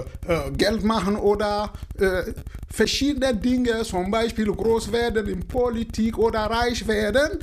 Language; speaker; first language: German; non-native, learner; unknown